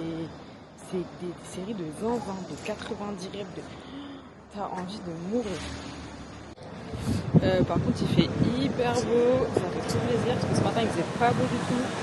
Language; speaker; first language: French; native; French